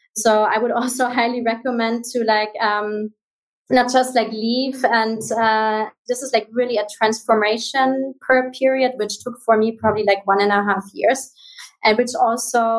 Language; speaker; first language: English; non-native, fluent; German